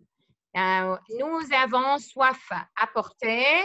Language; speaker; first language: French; non-native, fluent; Arabic